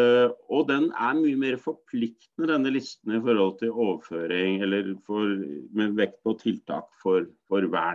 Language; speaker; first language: Norwegian; native; Norwegian